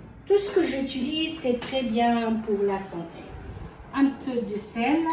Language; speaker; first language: French; non-native, fluent; Arabic